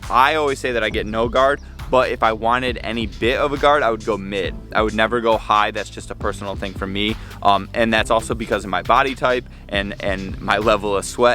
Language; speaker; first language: English; native; English